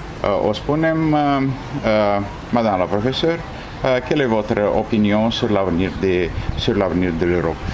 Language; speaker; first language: French; non-native, fluent; Romanian